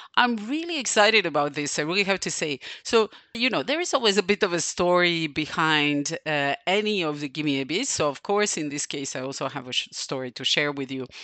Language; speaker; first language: English; non-native, fluent; Serbian